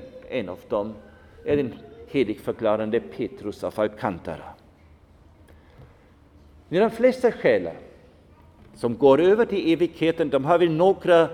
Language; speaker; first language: Swedish; non-native, fluent; German